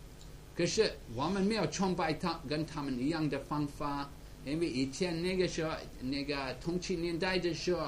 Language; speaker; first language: Chinese; non-native, fluent; English